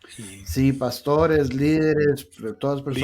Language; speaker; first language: Spanish; native; Spanish